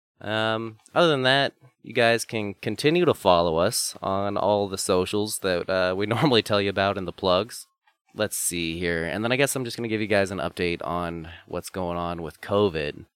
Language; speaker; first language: English; native; English